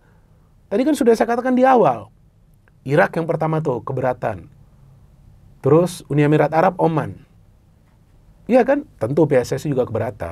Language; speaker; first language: Indonesian; native; Indonesian